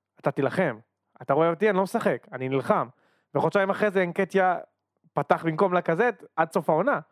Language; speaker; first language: Hebrew; native; Hebrew